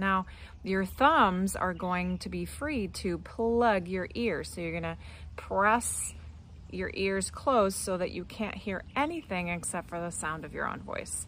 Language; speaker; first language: English; native; English